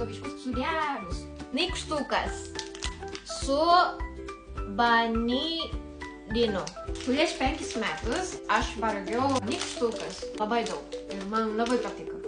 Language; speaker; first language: Lithuanian; non-native, learner; Japanese